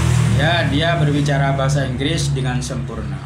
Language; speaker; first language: Indonesian; non-native, local second language; Madurese